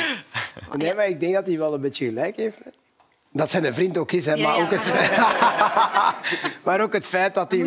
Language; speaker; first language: Dutch; native; Dutch